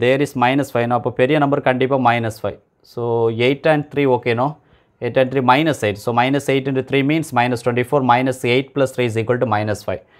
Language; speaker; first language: English; non-native, local second language; Tamil